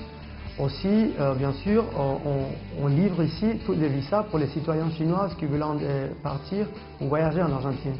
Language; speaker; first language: French; non-native, fluent; Spanish